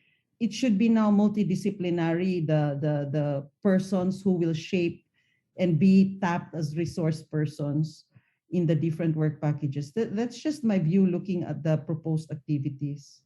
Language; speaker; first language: English; non-native, fluent; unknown